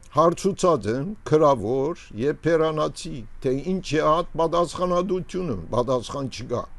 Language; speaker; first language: Armenian; early bilingual, heritage; Armenian